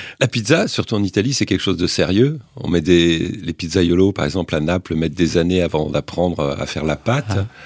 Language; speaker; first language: French; native; French